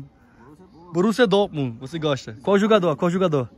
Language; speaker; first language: Portuguese; non-native, learner; German